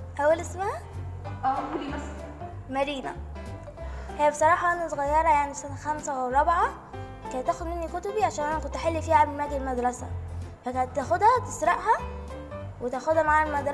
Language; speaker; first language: Arabic; native; Arabic